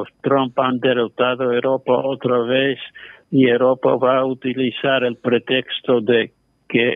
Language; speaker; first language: Spanish; non-native, fluent; English